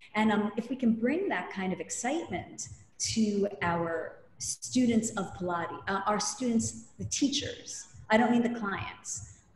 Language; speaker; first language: English; native; English